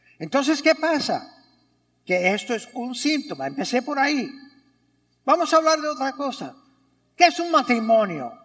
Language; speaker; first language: Spanish; early bilingual, heritage; Spanish